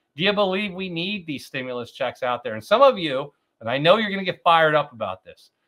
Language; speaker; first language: English; native; English